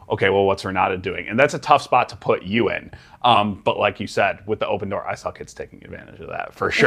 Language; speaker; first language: English; native; English